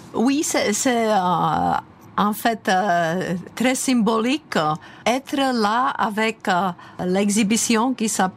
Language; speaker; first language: French; non-native, fluent; Czech